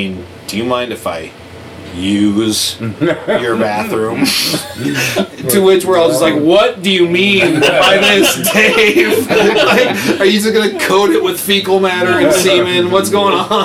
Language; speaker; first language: English; native; English